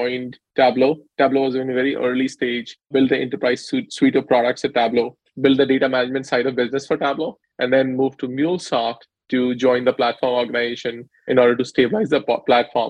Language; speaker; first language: English; non-native, local second language; Hindi